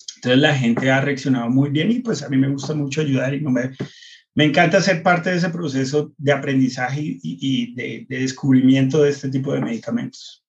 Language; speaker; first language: Spanish; early bilingual, heritage; Spanish